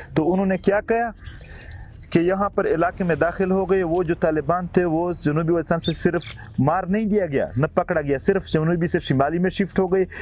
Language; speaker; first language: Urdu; non-native, local second language; Pashto